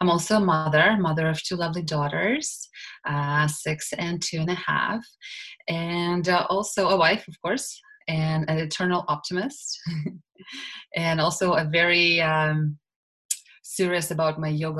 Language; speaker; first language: English; non-native, fluent; Russian